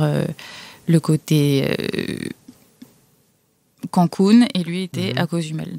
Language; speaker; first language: French; native; French